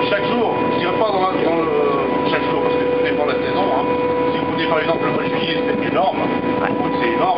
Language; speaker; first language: French; native; French